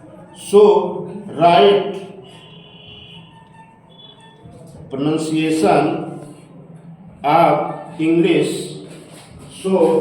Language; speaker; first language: English; non-native, local second language; Hindi